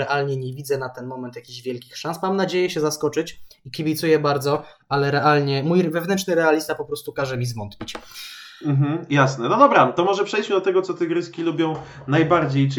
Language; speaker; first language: Polish; native; Polish